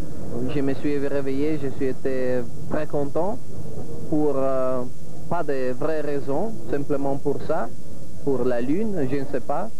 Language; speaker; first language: French; non-native, fluent; Italian